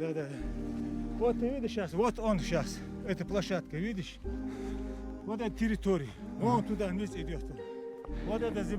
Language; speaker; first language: Russian; native; Russian